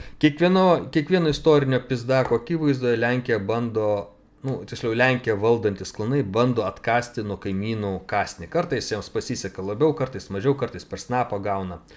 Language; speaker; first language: Lithuanian; native; Lithuanian